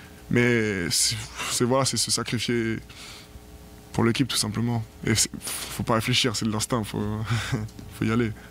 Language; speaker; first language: French; native; French